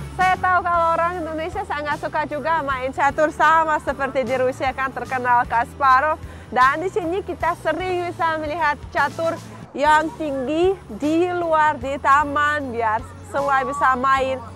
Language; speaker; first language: Indonesian; non-native, fluent; Russian